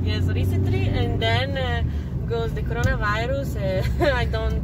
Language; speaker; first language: English; non-native, learner; Italian